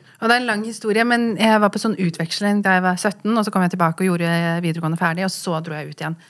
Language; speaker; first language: Norwegian; early bilingual, other home language; Kurdish